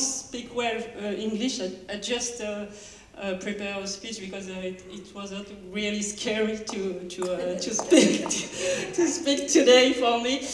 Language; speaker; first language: English; non-native, learner; French